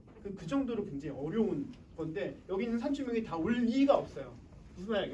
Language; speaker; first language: Korean; native; Korean